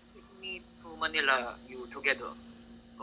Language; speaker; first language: English; non-native, learner; Korean